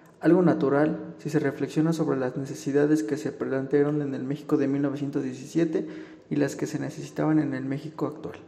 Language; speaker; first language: Spanish; native; Spanish